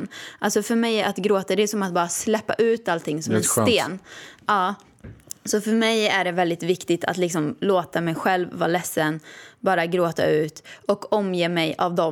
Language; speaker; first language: Swedish; native; Swedish